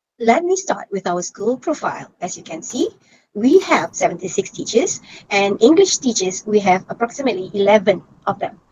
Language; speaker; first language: English; non-native, local second language; Malay